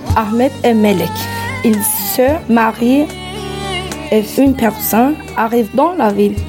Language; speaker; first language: French; non-native, fluent; Turkish